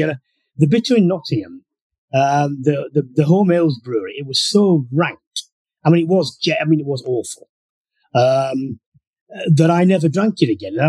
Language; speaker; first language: English; native; English